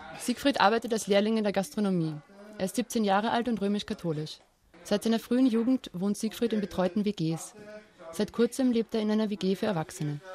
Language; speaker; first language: German; native; German